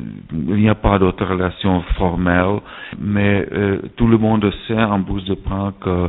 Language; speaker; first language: French; non-native, fluent; Czech